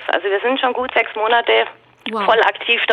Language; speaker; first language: German; native; German